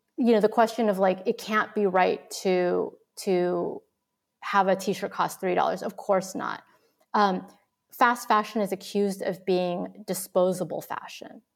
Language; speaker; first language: English; early bilingual, other home language; Vietnamese